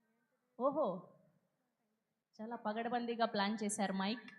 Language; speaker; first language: Telugu; native; Telugu